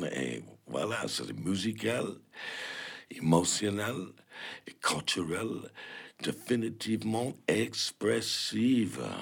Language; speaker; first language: French; non-native, learner; English